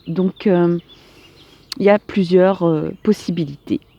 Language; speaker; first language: French; native; French